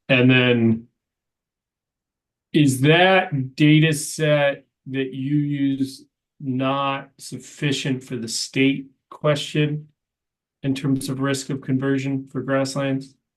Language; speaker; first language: English; native; English